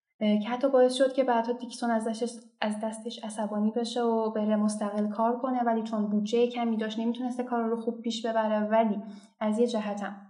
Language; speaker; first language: Persian; non-native, local second language; Azerbaijani